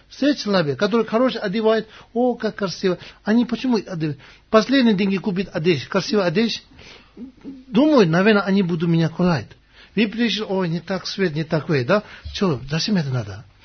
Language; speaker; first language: Russian; non-native, learner; Tibetan